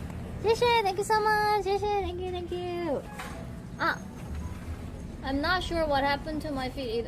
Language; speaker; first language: English; non-native, fluent; Korean